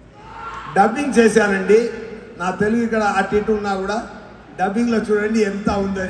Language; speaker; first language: Telugu; non-native, learner; Tamil